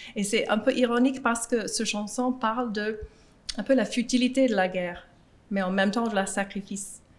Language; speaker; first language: French; non-native, fluent; English